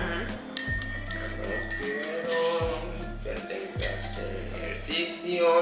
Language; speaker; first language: Spanish; non-native, learner; Japanese